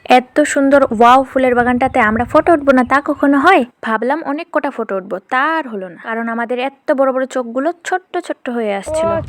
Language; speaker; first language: Bangla; non-native, local second language; Rangpuri